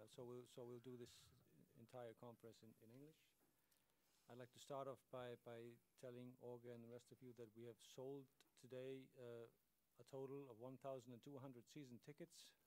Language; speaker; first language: English; non-native, fluent; Icelandic